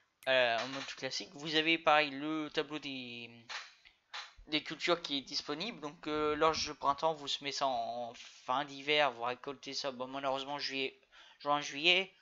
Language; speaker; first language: French; native; French